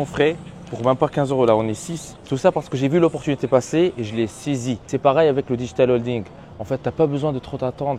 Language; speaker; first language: French; native; French